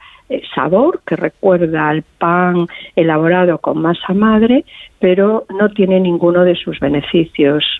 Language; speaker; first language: Spanish; native; Spanish